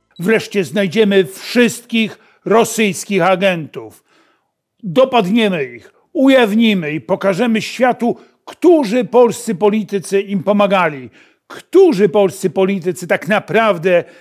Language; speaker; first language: Polish; native; Polish